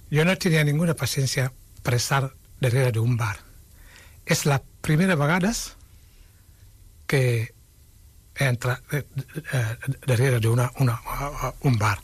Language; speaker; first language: Catalan; non-native, fluent; Wolof